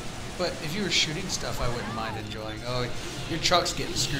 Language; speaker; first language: English; native; English